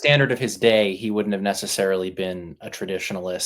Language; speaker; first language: English; native; English